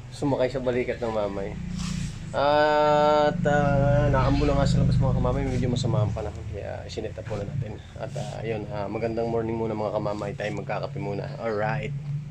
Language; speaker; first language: Filipino; native; Filipino